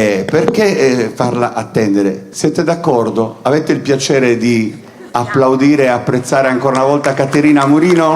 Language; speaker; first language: Italian; native; Italian